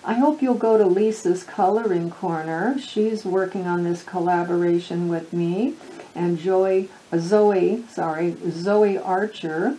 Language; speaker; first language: English; native; English